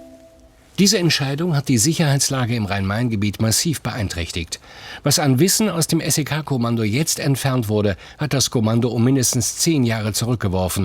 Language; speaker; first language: German; native; German